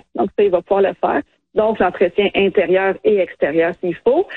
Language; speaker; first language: French; native; French